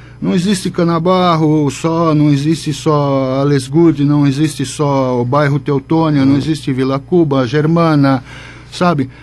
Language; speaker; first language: Portuguese; native; Portuguese